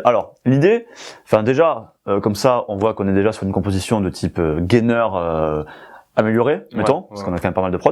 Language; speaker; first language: French; native; French